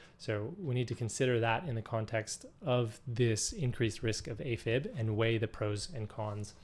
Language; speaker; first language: English; native; English